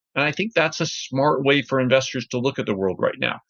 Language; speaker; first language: English; native; English